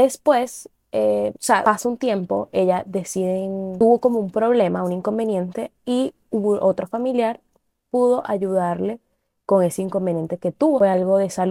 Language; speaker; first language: Spanish; native; Spanish